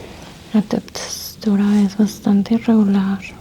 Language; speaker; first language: Spanish; early bilingual, heritage; Spanish